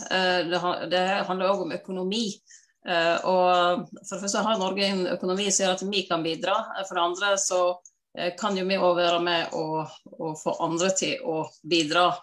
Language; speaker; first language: Norwegian; native; Norwegian